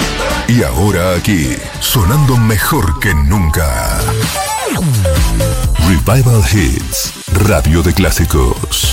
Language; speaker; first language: Spanish; native; Spanish